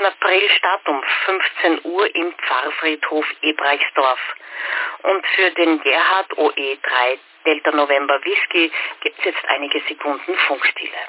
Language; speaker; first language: German; native; German